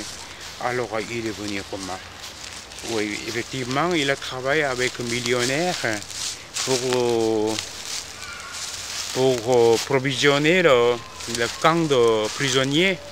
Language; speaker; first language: French; non-native, fluent; Korean